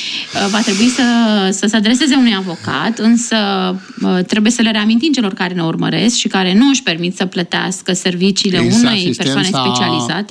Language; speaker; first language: Romanian; native; Romanian